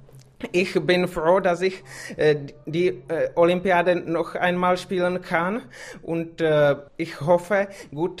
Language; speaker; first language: German; non-native, fluent; Czech